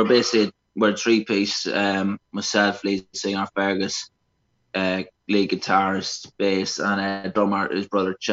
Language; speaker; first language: English; native; English